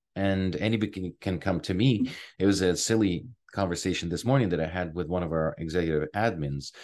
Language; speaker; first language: English; non-native, fluent; Ukrainian